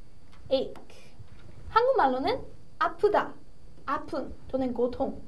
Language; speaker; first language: Korean; early bilingual, heritage; English